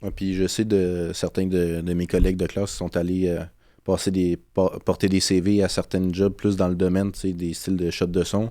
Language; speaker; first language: French; native; French